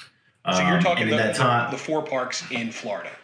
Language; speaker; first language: English; native; English